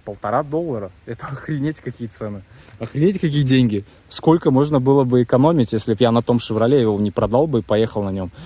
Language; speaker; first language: Russian; native; Russian